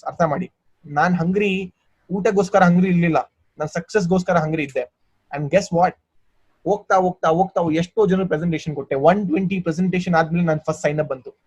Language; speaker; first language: Kannada; non-native, local second language; Hindi